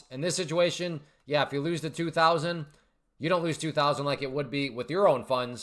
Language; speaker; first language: English; native; English